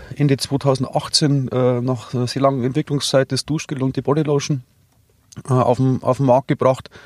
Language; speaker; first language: German; native; German